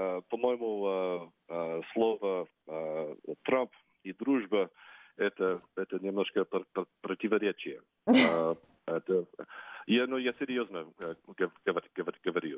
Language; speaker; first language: Russian; non-native, fluent; English